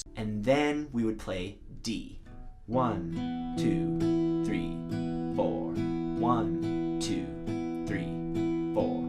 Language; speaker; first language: English; native; English